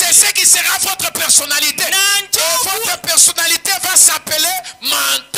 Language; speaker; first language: French; non-native, local second language; Swahili